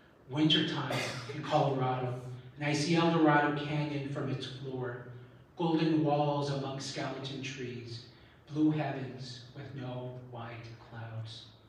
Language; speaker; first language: English; early bilingual, other home language; Spanish